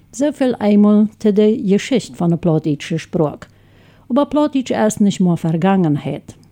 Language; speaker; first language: German; non-native, local second language; Low German